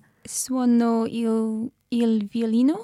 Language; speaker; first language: Italian; non-native, learner; English